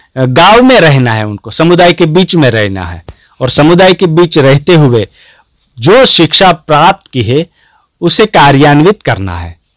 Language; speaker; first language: Hindi; non-native, local second language; Gujarati